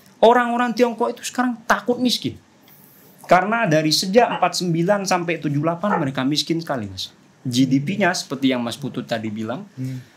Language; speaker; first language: Indonesian; non-native, local second language; Madurese